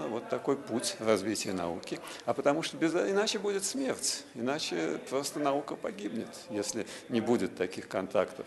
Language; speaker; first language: Russian; native; Russian